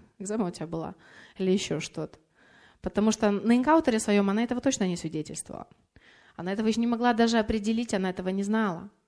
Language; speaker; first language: Russian; non-native, fluent; Lithuanian